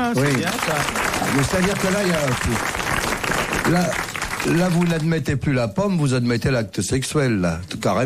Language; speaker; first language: French; native; French